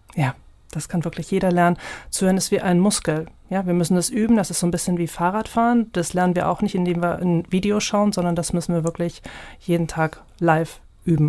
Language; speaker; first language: German; native; German